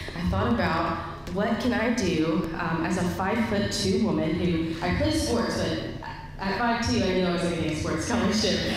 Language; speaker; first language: English; native; English